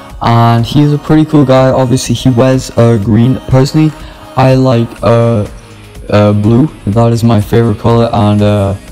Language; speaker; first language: English; native; English